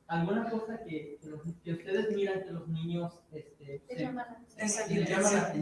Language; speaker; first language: Spanish; native; Spanish